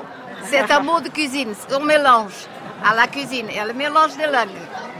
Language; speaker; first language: French; non-native, learner; Portuguese